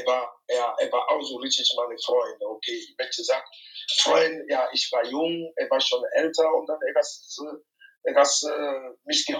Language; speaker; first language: German; non-native, fluent; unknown